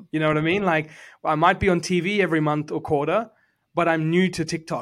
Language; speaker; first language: English; native; English